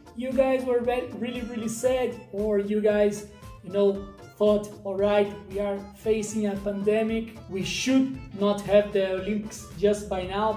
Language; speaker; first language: English; non-native, fluent; Portuguese